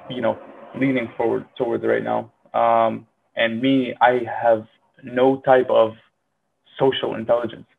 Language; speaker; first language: English; non-native, fluent; Arabic